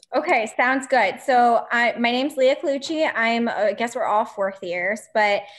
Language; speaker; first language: English; native; English